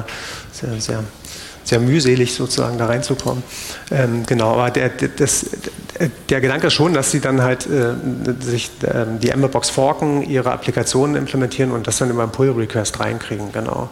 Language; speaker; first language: German; native; German